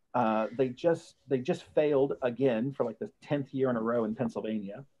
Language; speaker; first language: English; native; English